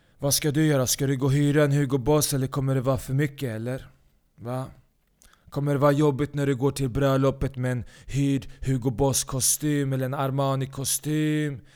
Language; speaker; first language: Swedish; early bilingual, other home language; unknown